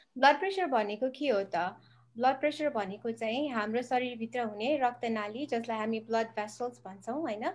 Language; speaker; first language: Nepali; native; Nepali